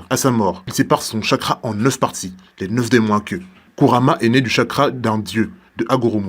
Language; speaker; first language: French; native; French